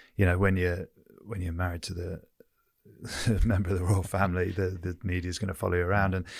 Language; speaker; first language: English; native; English